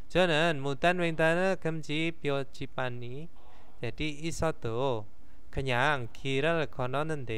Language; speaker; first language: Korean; non-native, fluent; Indonesian